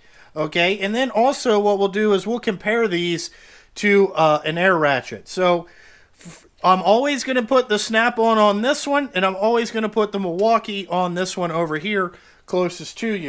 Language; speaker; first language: English; native; English